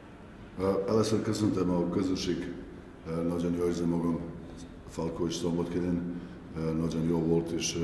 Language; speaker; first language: Hungarian; non-native, learner; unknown